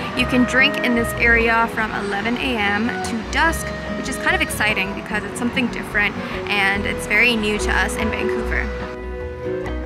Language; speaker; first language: English; early bilingual, other home language; Japanese